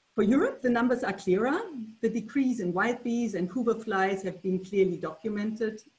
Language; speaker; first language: English; non-native, fluent; German